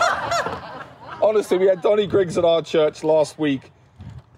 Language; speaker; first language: English; native; English